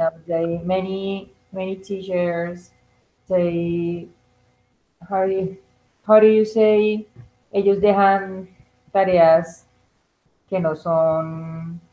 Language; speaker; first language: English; non-native, learner; Spanish